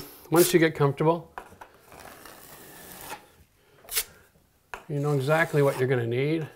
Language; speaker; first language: English; native; English